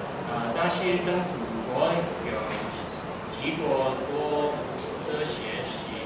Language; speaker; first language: Chinese; non-native, learner; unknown